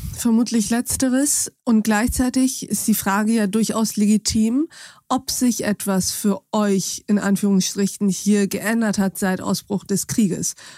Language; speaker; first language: German; native; German